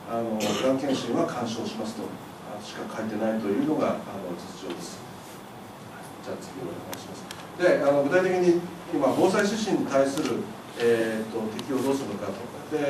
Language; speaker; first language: Japanese; native; Japanese